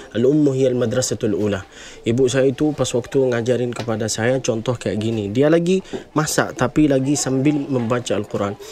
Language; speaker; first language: Indonesian; non-native, fluent; Arabic